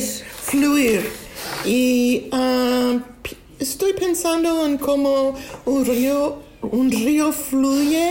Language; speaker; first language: Spanish; non-native, learner; English